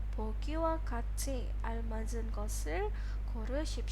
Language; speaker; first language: Korean; non-native, fluent; Indonesian